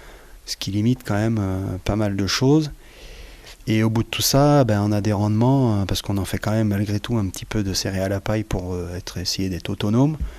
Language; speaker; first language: French; native; French